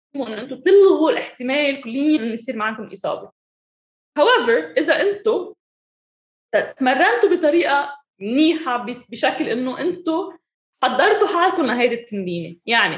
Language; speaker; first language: Arabic; early bilingual, other home language; English